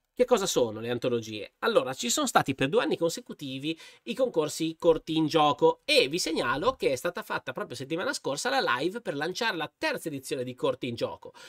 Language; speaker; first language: Italian; native; Italian